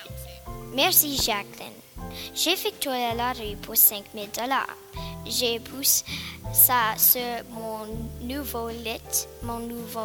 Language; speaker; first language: French; non-native, learner; English